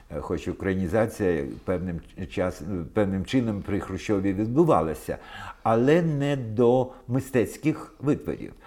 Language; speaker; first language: Ukrainian; non-native, local second language; Russian